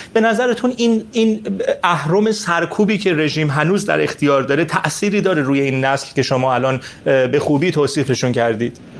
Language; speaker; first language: Persian; native; Persian